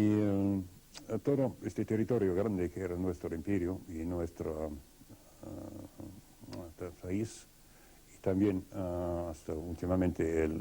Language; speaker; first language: Spanish; non-native, fluent; Russian